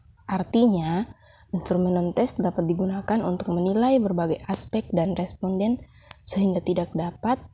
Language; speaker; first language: Indonesian; native; Indonesian